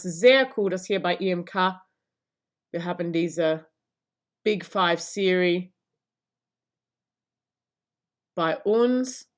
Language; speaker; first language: German; non-native, learner; English